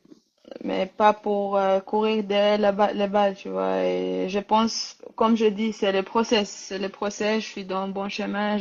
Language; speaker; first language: French; non-native, learner; Rundi